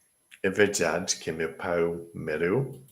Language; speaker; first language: Portuguese; non-native, learner; English